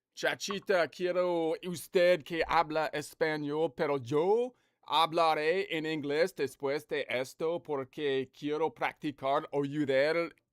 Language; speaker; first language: Spanish; non-native, learner; English